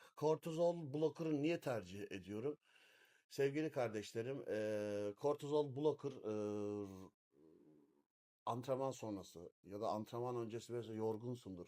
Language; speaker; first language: Turkish; native; Turkish